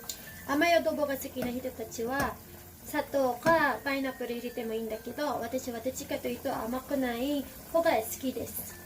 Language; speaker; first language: Japanese; non-native, fluent; Filipino